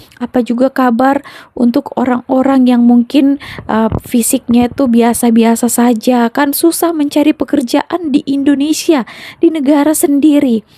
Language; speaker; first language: Indonesian; native; Indonesian